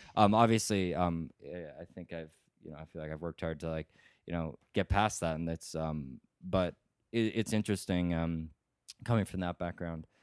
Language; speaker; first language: English; native; English